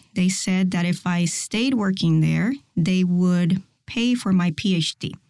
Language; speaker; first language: English; non-native, fluent; Spanish